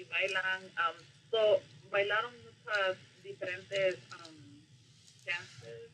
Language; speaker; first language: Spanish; early bilingual, other home language; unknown